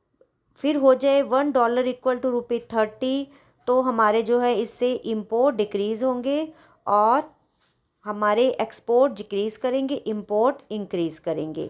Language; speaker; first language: Hindi; non-native, local second language; Punjabi